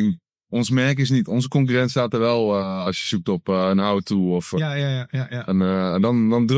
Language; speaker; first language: Dutch; native; Dutch